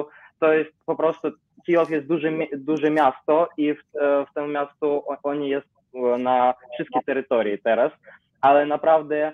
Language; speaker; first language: Polish; non-native, learner; Ukrainian